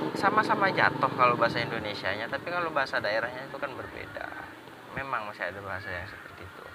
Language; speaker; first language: Indonesian; non-native, local second language; Madurese